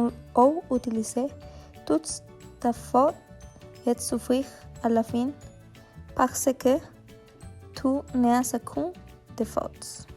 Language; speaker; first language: French; non-native, learner; Spanish